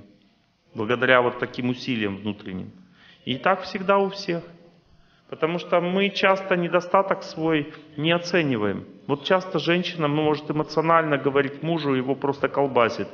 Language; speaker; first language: Russian; native; Russian